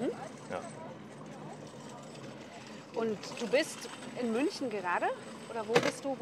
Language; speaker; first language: German; native; German